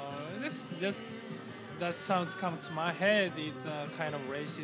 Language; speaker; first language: English; non-native, learner; Japanese